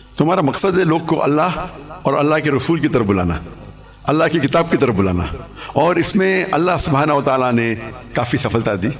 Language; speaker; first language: Urdu; non-native, local second language; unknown